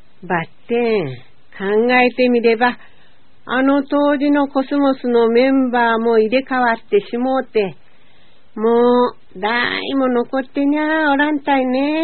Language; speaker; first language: Japanese; native; Japanese